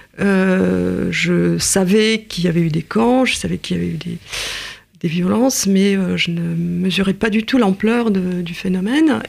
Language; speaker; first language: French; non-native, fluent; Russian